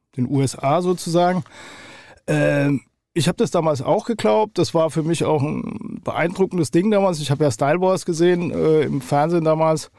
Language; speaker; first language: German; native; German